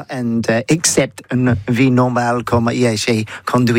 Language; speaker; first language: French; non-native, learner; English